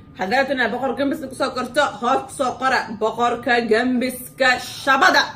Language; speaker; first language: Somali; early bilingual, heritage; Somali